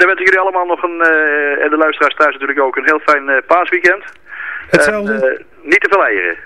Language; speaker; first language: Dutch; native; Dutch